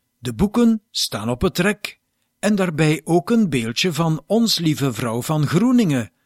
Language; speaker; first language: Dutch; native; Dutch